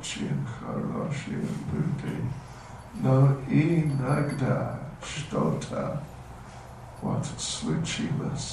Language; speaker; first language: Russian; non-native, learner; English